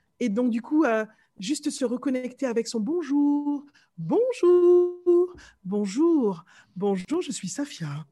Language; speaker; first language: French; native; French